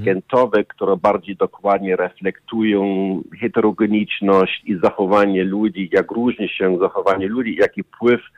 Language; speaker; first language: Polish; non-native, learner; German